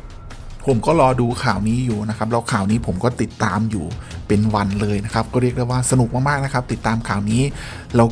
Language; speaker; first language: Thai; native; Thai